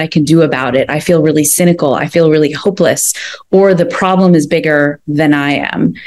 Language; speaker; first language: English; native; English